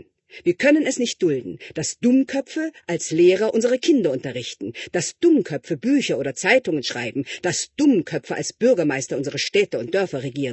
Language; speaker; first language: German; native; German